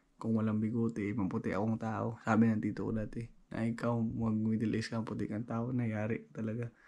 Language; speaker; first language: Filipino; native; Filipino